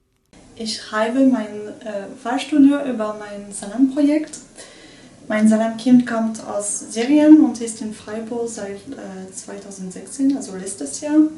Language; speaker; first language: German; non-native, fluent; French